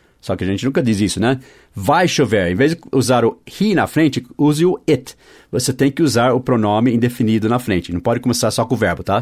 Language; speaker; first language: Portuguese; non-native, fluent; English